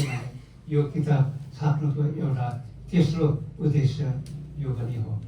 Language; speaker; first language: Nepali; native; Nepali